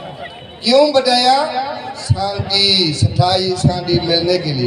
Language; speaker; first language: Hindi; non-native, learner; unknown